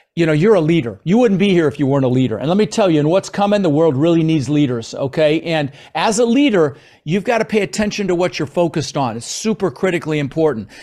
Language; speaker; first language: English; early bilingual, other home language; Dutch